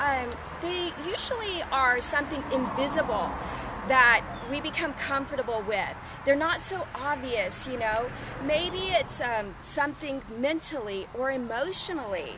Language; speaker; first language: English; native; English